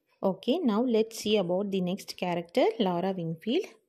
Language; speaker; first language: English; non-native, local second language; Tamil